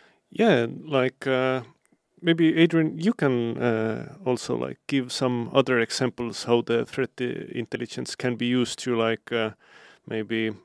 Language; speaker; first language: English; non-native, fluent; Estonian